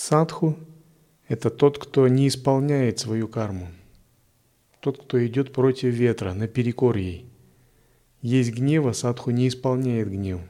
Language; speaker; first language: Russian; native; Russian